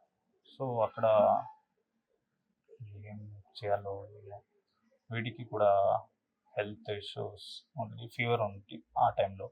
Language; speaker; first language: Telugu; non-native, local second language; Kannada